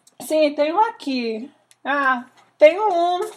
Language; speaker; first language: Portuguese; non-native, learner; English